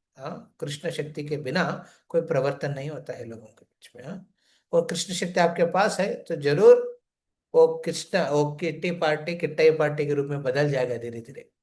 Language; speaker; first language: Hindi; non-native, local second language; Telugu